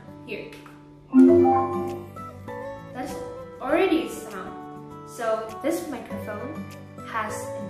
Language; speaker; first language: English; non-native, learner; Indonesian